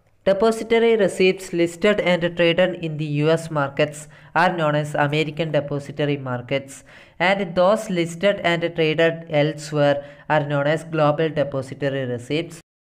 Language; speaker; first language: English; non-native, local second language; Malayalam